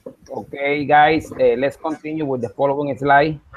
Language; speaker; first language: English; non-native, learner; Spanish